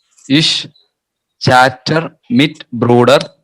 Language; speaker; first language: German; non-native, learner; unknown